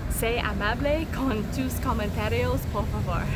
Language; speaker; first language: Spanish; non-native, learner; English